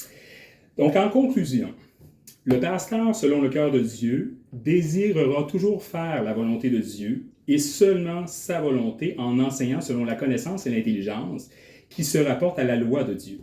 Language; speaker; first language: French; native; French